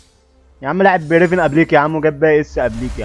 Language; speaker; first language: Arabic; native; Arabic